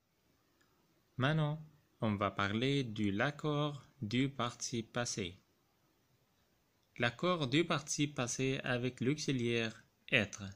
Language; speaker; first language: French; non-native, fluent; Arabic